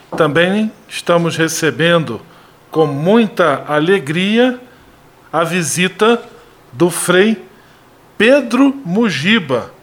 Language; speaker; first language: Portuguese; native; Portuguese